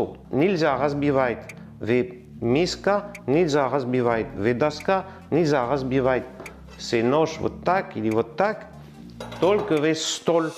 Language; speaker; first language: Russian; non-native, learner; French